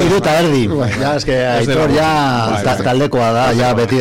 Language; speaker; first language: Basque; non-native, local second language; Spanish